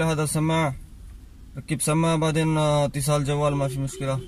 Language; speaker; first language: Arabic; non-native, learner; Urdu